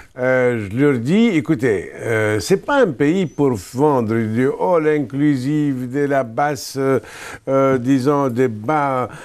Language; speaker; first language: French; non-native, local second language; Arabic